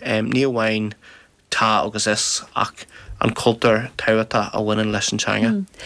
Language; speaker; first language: Irish; non-native, local second language; English